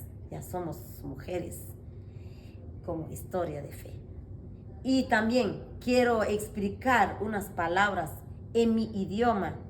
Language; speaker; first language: Spanish; non-native, local second language; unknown